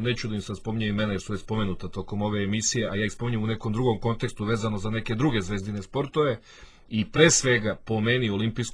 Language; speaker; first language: Serbian; native; Serbian